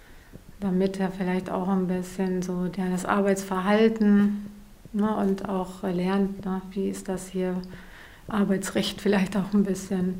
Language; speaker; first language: German; native; German